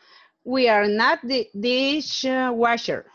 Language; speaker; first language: English; non-native, learner; Spanish